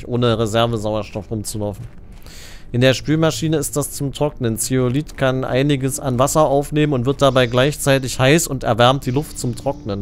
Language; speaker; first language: German; native; German